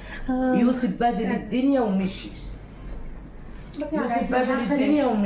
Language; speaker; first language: Arabic; native; Arabic